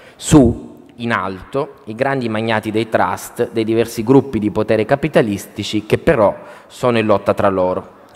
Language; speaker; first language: Italian; native; Italian